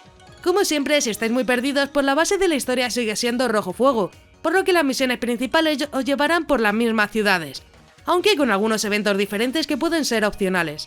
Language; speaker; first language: Spanish; native; Spanish